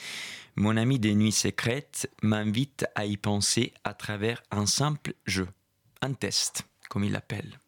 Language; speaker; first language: French; non-native, fluent; Italian